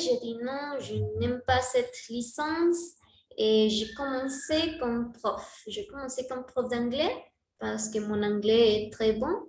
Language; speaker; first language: French; non-native, learner; Spanish